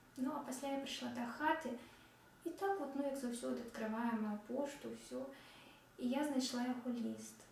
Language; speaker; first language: Belarusian; non-native, local second language; Russian